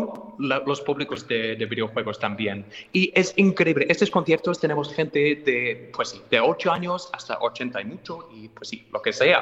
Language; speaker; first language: Spanish; non-native, fluent; English